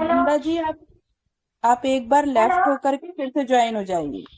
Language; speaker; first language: Hindi; native; Hindi